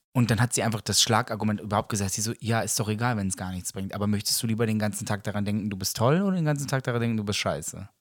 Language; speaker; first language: German; early bilingual, other home language; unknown